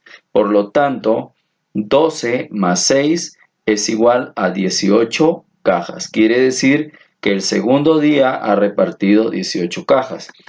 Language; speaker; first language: Spanish; native; Spanish